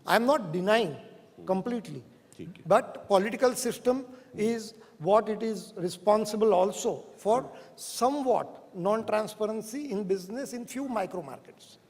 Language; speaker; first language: English; non-native, local second language; Hindi